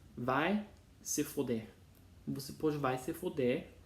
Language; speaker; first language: Portuguese; non-native, learner; English